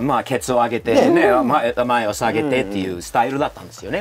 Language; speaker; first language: Japanese; non-native, fluent; English